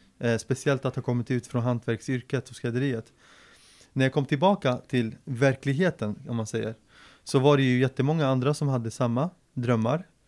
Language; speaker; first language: Swedish; early bilingual, other home language; Arabic